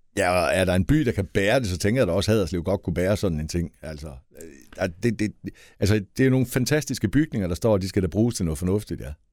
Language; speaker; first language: Danish; native; Danish